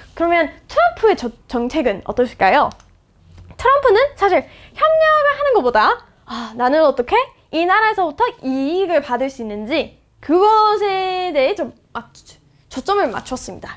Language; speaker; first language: Korean; non-native, fluent; English